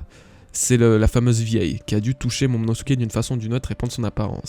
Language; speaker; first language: French; native; French